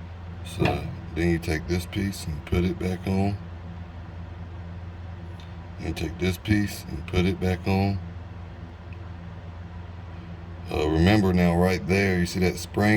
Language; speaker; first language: English; native; English